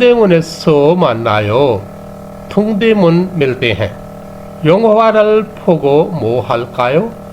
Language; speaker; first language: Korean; non-native, fluent; Urdu